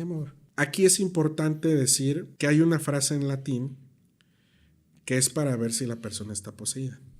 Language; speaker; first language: Spanish; native; Spanish